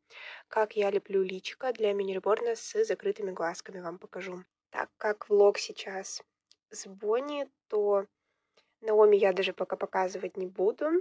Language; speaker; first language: Russian; native; Russian